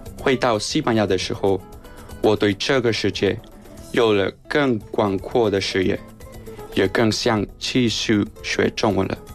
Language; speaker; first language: Chinese; non-native, learner; Spanish